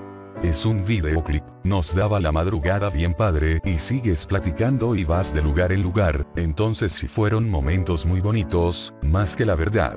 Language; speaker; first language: Spanish; native; Spanish